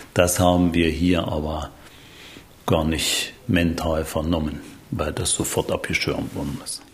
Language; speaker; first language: German; native; German